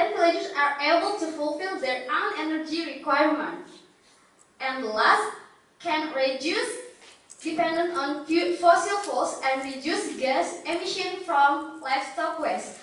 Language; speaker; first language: English; non-native, learner; Indonesian